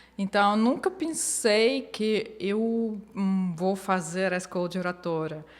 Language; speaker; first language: Portuguese; non-native, fluent; Russian